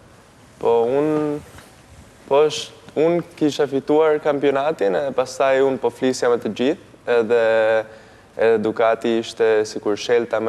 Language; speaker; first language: Albanian; early bilingual, heritage; Albanian